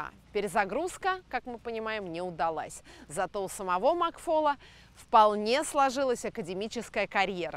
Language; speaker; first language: Russian; native; Russian